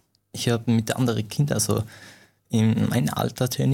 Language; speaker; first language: German; non-native, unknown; Persian